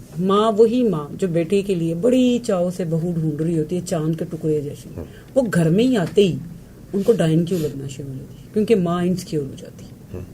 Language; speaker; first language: Urdu; native; Urdu